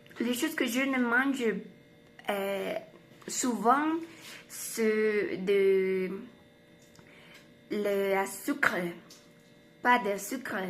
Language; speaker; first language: French; non-native, learner; Spanish